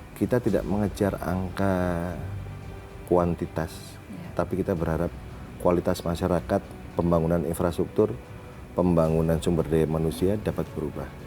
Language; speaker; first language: Indonesian; native; Indonesian